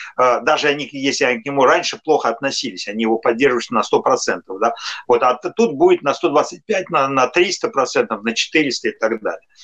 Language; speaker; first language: Russian; native; Russian